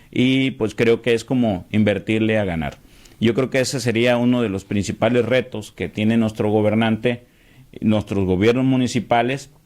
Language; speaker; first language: Spanish; native; Spanish